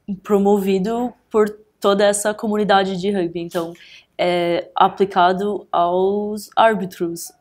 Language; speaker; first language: Portuguese; early bilingual, heritage; English